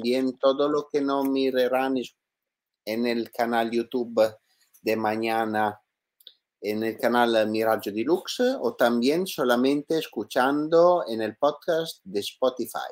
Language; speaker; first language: Spanish; non-native, learner; Italian